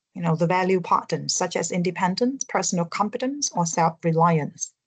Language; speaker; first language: English; non-native, fluent; Vietnamese